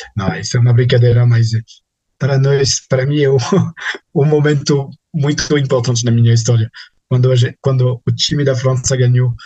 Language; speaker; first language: Portuguese; non-native, fluent; French